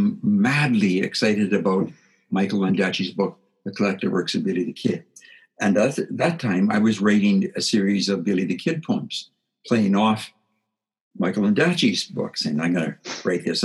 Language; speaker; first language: English; native; English